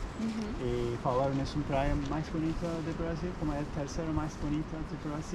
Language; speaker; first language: Portuguese; non-native, learner; Turkish